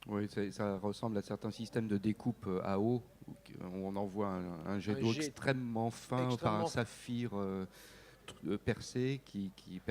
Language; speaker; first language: French; native; French